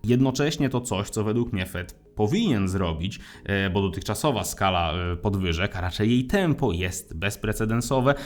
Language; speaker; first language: Polish; native; Polish